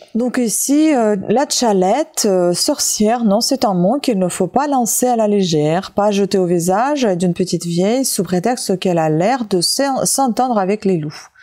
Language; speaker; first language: French; native; French